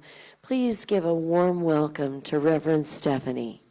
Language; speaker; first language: English; native; English